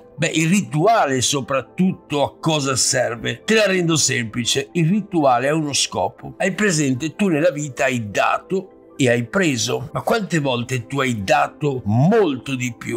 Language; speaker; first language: Italian; native; Italian